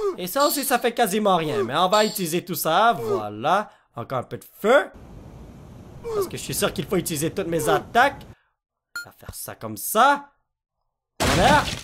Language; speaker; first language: French; native; French